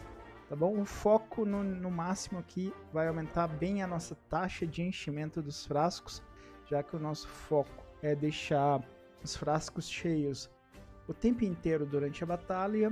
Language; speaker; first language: Portuguese; native; Portuguese